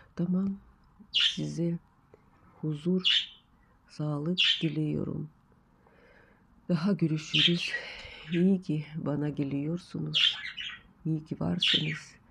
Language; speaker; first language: Turkish; non-native, learner; Russian